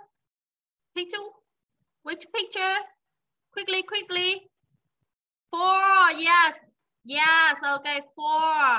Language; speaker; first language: English; non-native, fluent; Vietnamese